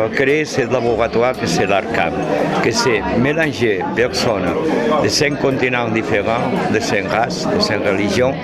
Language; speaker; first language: French; non-native, fluent; Catalan